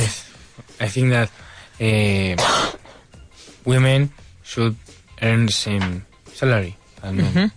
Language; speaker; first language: English; non-native, learner; Spanish